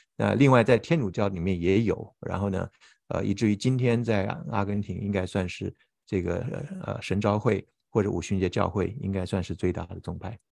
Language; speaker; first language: Chinese; native; Chinese